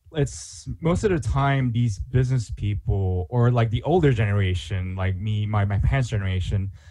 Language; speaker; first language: English; non-native, fluent; Korean